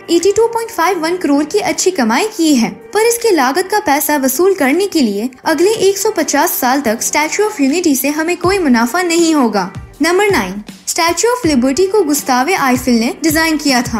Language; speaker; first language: Hindi; native; Hindi